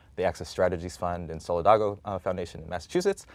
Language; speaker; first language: English; native; English